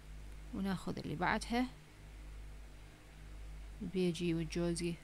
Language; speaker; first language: Arabic; native; Arabic